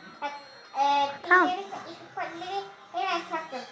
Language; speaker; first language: Turkish; early bilingual, heritage; Turkish